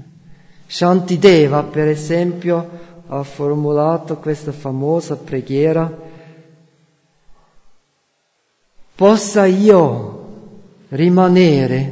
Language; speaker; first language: Italian; non-native, fluent; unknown